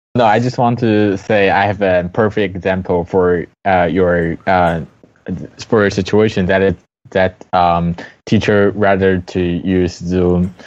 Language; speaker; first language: English; non-native, fluent; Chinese